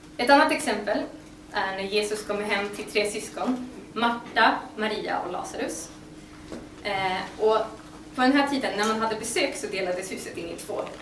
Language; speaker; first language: Swedish; native; Swedish